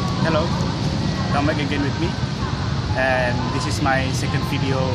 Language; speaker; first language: English; non-native, learner; Indonesian